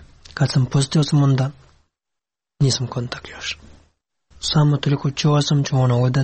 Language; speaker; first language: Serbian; non-native, learner; Pashto